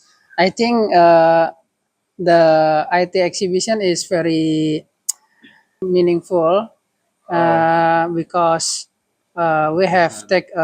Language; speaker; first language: English; non-native, learner; Indonesian